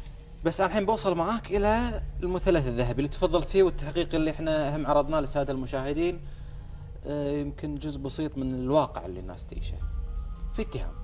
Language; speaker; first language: Arabic; native; Arabic